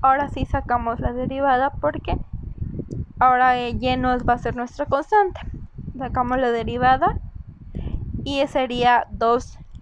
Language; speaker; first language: Spanish; native; Spanish